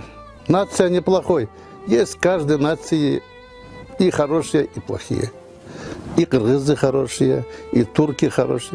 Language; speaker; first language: Russian; non-native, local second language; Turkish